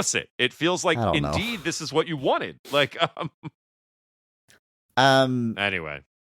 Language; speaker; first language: English; native; English